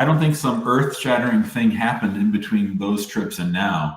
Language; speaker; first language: English; native; English